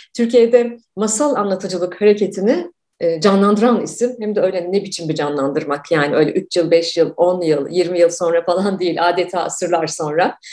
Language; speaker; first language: Turkish; native; Turkish